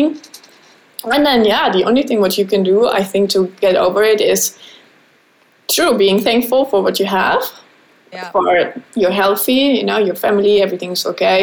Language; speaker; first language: English; non-native, fluent; German